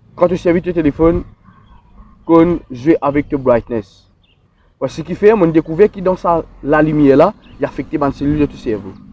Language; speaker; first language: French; non-native, local second language; Morisyen